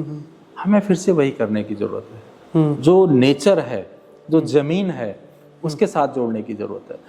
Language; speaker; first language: Hindi; native; Hindi